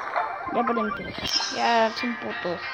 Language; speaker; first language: Spanish; native; Spanish